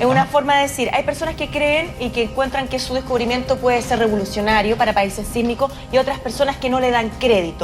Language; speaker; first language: Spanish; native; Spanish